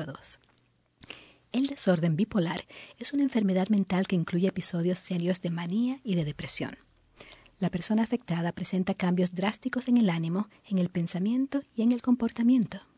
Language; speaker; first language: Spanish; native; Spanish